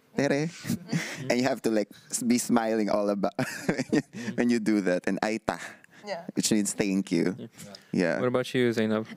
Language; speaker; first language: English; non-native, local second language; Filipino